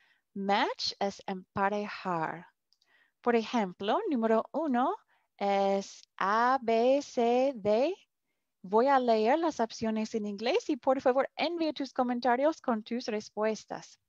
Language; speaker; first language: Spanish; non-native, fluent; English